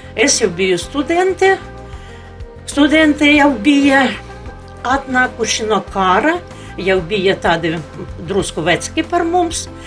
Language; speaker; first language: Latvian; non-native, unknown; Ukrainian